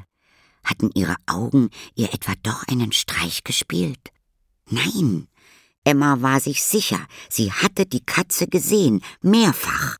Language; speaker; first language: German; native; German